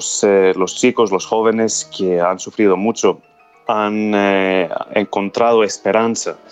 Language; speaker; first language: Spanish; non-native, fluent; Greek